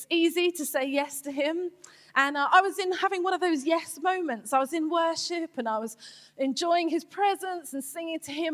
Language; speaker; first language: English; native; English